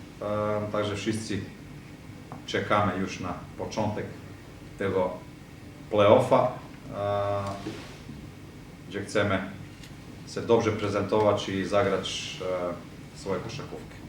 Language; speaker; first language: Polish; non-native, fluent; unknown